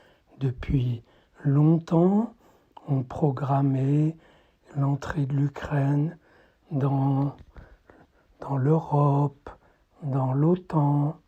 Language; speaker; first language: French; native; French